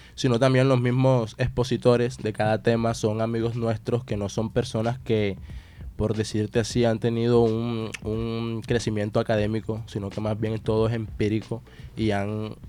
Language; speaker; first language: Spanish; native; Spanish